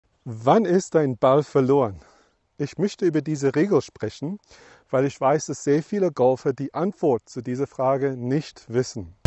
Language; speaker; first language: German; non-native, fluent; English